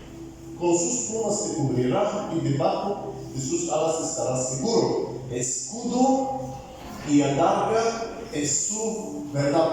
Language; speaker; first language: Spanish; non-native, fluent; Bulgarian